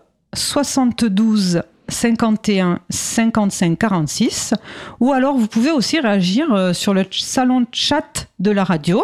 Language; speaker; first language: French; native; French